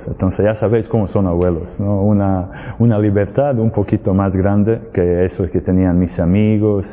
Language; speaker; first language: Spanish; non-native, fluent; Serbian